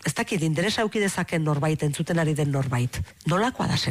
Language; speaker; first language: Basque; native; Basque